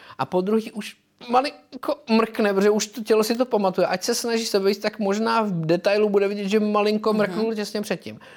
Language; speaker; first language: Czech; native; Czech